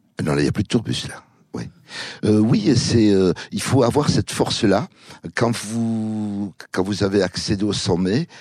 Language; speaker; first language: French; early bilingual, other home language; Kabyle